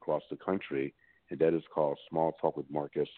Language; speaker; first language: English; native; English